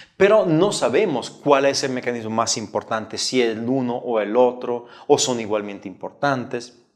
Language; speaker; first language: Spanish; non-native, fluent; Italian